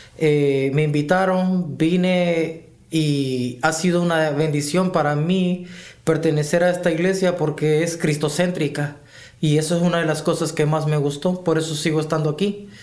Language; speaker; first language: Spanish; native; Spanish